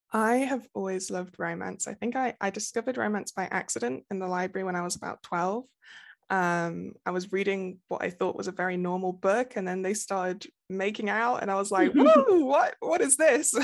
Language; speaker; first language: English; native; English